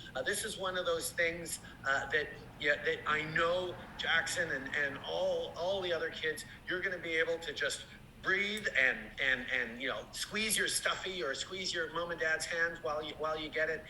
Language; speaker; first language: English; early bilingual, other home language; French